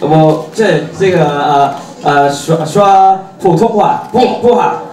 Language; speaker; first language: Chinese; non-native, learner; English